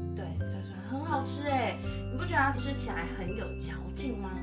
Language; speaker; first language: Chinese; native; Chinese